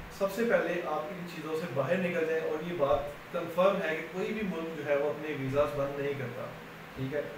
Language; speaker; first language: Urdu; non-native, local second language; Punjabi